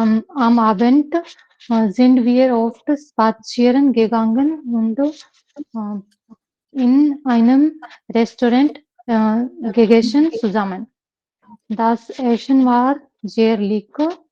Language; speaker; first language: German; non-native, learner; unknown